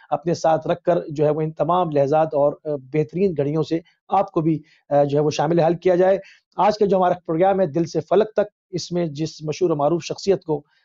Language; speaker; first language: Urdu; native; Urdu